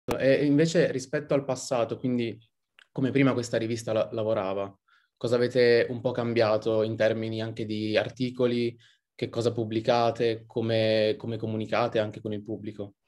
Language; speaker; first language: Italian; native; Italian